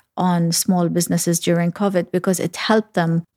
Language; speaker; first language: English; early bilingual, other home language; Arabic